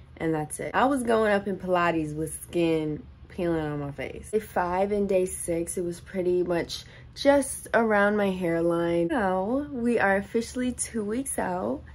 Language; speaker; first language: English; native; English